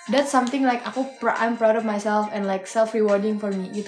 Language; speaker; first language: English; non-native, fluent; Indonesian